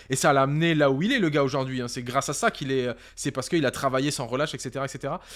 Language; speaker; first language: French; native; French